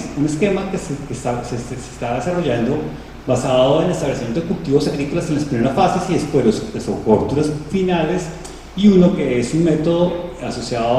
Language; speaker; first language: Spanish; native; Spanish